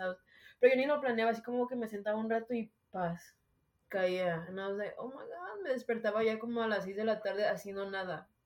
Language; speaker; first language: Spanish; early bilingual, heritage; Spanish